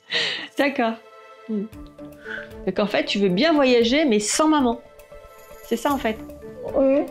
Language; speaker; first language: French; native; French